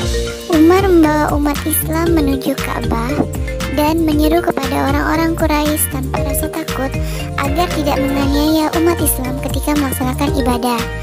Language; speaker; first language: Indonesian; native; Indonesian